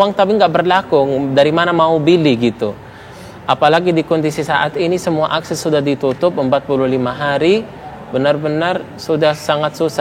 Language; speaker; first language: Indonesian; non-native, fluent; Arabic